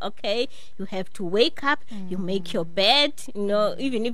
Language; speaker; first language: English; non-native, fluent; Xhosa